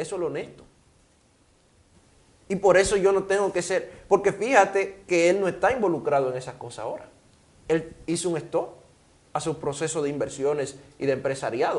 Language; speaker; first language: Spanish; native; Spanish